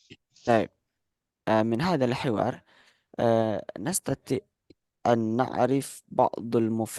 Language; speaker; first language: Arabic; non-native, fluent; Indonesian